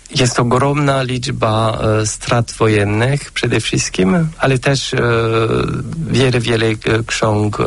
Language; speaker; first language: Polish; non-native, fluent; French